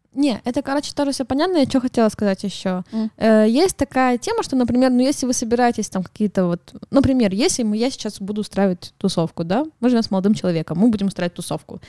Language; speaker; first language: Russian; native; Russian